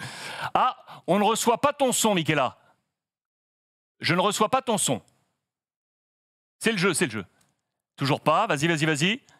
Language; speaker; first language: French; native; French